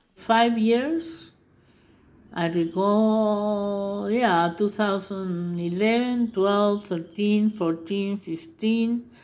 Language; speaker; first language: English; non-native, fluent; Spanish